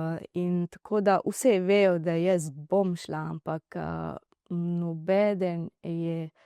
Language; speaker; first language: Slovenian; non-native, learner; Divehi